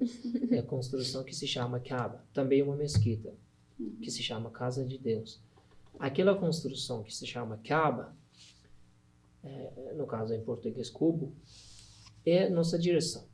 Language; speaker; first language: Portuguese; non-native, learner; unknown